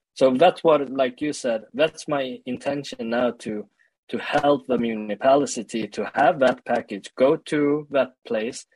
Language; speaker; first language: English; early bilingual, other home language; Swedish